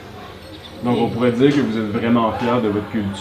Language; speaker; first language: French; native; French